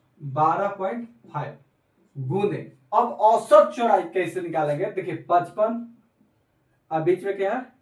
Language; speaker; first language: Hindi; native; Hindi